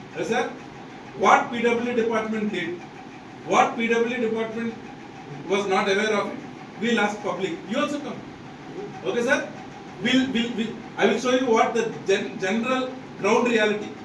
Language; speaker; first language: English; non-native, local second language; Telugu